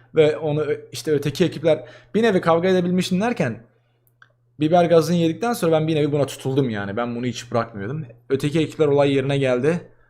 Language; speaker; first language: Turkish; native; Turkish